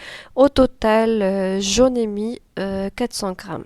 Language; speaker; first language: French; non-native, local second language; Arabic